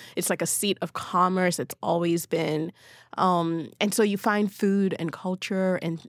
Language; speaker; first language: English; non-native, local second language; Yoruba